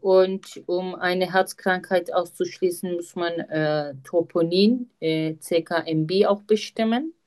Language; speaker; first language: German; non-native, fluent; Turkish